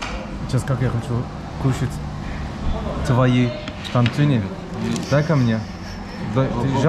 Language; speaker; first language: Russian; non-native, learner; Turkish